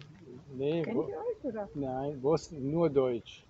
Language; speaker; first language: German; non-native, fluent; Bosnian